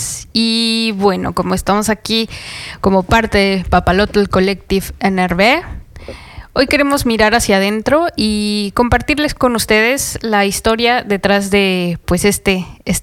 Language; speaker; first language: Spanish; native; Spanish